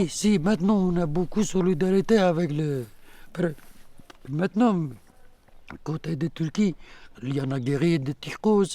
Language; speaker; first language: French; non-native, learner; Kurdish